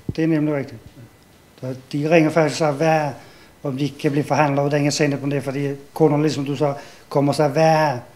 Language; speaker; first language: Danish; native; Danish